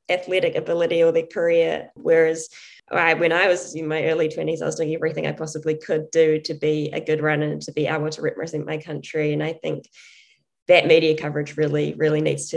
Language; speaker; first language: English; native; English